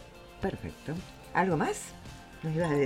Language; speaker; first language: Spanish; native; Spanish